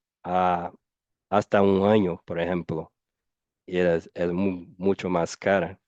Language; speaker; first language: Spanish; non-native, fluent; Portuguese